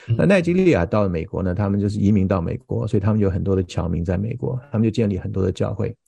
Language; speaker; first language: Chinese; early bilingual, heritage; Chinese